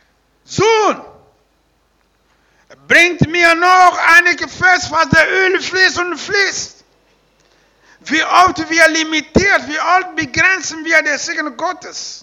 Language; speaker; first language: German; non-native, learner; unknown